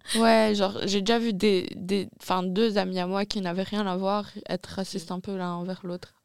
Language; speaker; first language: French; native; French